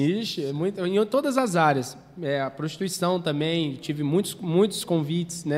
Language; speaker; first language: Portuguese; native; Portuguese